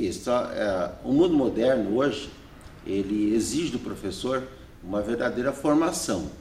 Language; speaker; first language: Portuguese; native; Portuguese